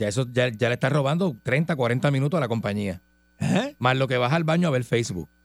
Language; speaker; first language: Spanish; native; Spanish